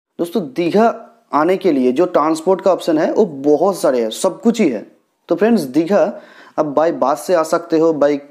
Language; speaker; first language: Hindi; non-native, local second language; Bangla